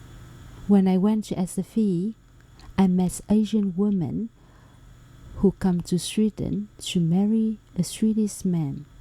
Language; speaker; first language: English; non-native, fluent; Vietnamese